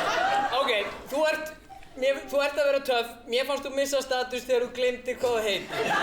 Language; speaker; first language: Icelandic; non-native, fluent; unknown